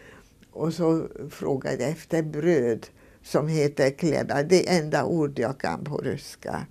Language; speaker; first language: Swedish; non-native, fluent; Hungarian